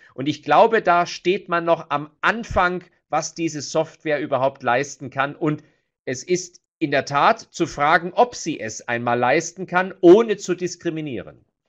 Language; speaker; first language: German; native; German